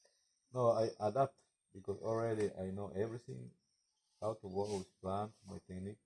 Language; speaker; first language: English; non-native, learner; Spanish